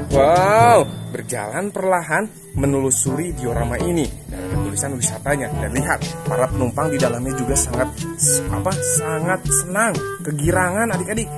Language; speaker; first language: Indonesian; native; Indonesian